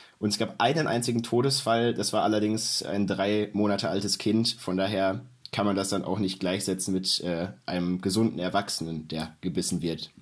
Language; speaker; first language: German; native; German